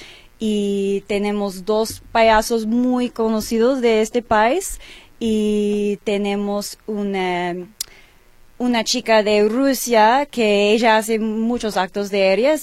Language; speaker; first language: Spanish; non-native, learner; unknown